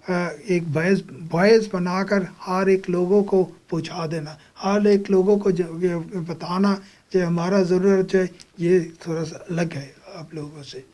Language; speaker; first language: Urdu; non-native, fluent; Bangla